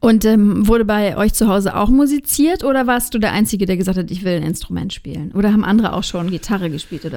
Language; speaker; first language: German; native; German